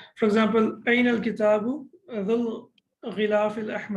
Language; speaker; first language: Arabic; non-native, fluent; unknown